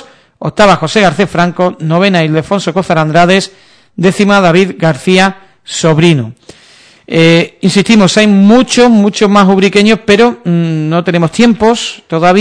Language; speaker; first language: Spanish; native; Spanish